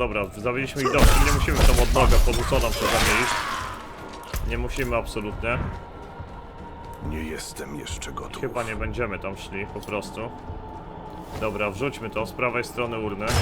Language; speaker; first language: Polish; native; Polish